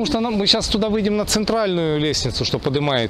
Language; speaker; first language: Russian; native; Russian